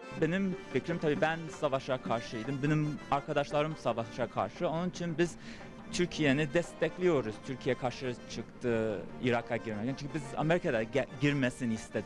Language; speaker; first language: Turkish; early bilingual, heritage; English